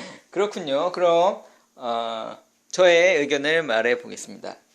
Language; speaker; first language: Korean; native; Korean